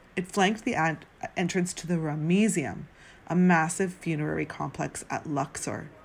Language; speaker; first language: English; native; English